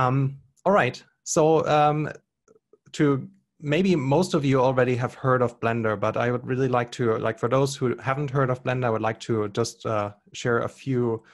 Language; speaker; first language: English; non-native, fluent; German